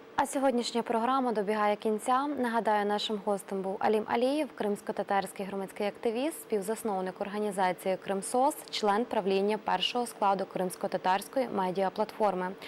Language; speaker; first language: Ukrainian; native; Ukrainian